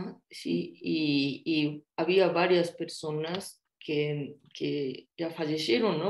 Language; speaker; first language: Spanish; non-native, fluent; Japanese